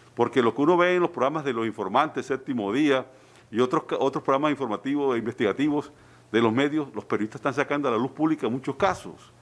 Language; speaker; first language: Spanish; native; Spanish